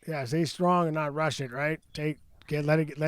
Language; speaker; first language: English; native; English